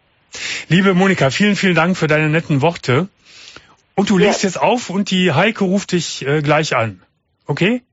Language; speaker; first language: German; native; German